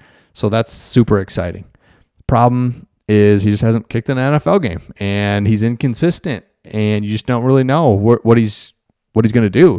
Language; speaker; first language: English; native; English